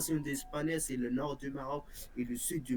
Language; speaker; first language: French; non-native, local second language; Berber languages